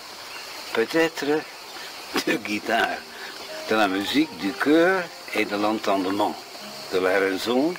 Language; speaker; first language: French; non-native, fluent; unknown